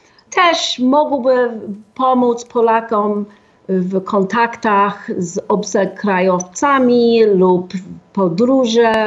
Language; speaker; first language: Polish; non-native, fluent; English